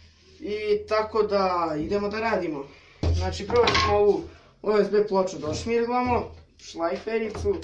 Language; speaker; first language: Serbian; native; Serbian